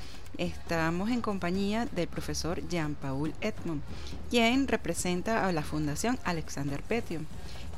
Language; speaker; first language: Spanish; native; Spanish